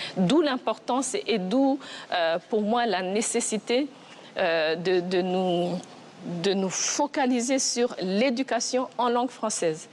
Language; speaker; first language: French; non-native, local second language; Kinyarwanda